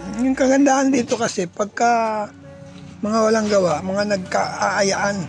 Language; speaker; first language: Filipino; native; Filipino